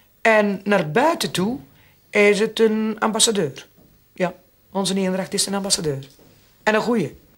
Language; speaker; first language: Dutch; native; Dutch